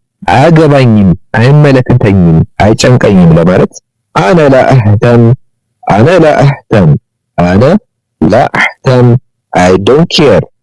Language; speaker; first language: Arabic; non-native, learner; Amharic